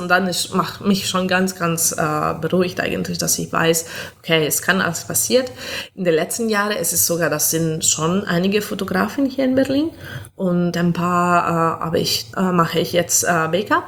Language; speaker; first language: German; non-native, fluent; Italian